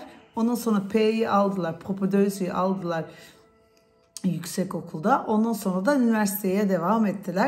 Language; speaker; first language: Turkish; early bilingual, heritage; Turkish